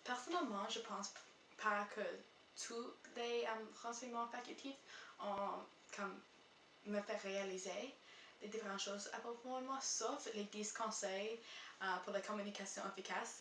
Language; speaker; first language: French; non-native, local second language; English